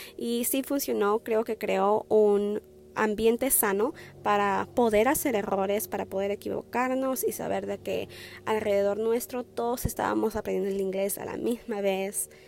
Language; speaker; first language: Spanish; early bilingual, heritage; Spanish